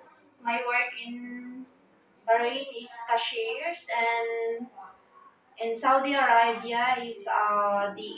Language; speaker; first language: English; non-native, learner; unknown